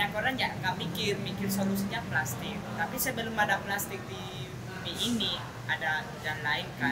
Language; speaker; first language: Indonesian; non-native, fluent; Spanish